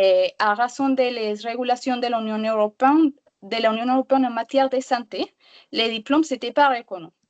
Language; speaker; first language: French; non-native, learner; Spanish